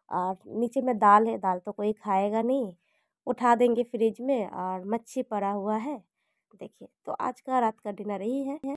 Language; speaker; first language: Hindi; non-native, local second language; Bangla